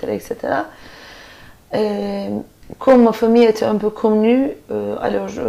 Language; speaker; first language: French; non-native, fluent; Turkish